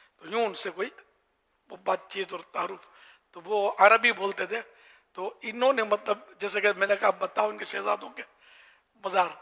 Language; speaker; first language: Urdu; native; Urdu